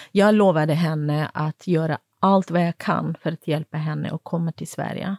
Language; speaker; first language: Swedish; non-native, fluent; Kurdish